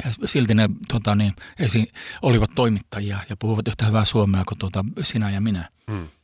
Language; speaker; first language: Finnish; early bilingual, heritage; Finnish